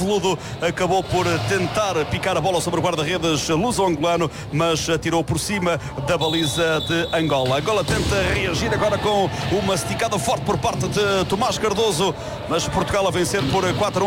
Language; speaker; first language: Portuguese; native; Portuguese